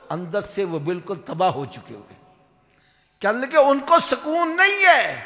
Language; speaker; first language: Urdu; native; Urdu